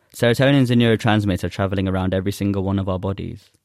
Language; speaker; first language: English; non-native, local second language; Urdu